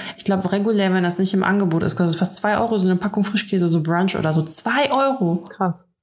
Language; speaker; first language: German; early bilingual, other home language; Russian